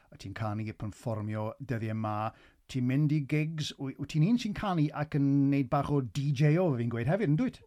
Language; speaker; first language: Welsh; native; Welsh